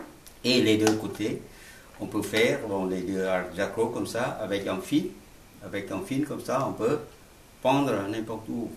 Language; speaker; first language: French; non-native, learner; Vietnamese